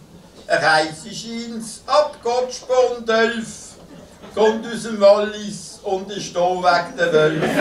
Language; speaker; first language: German; native; German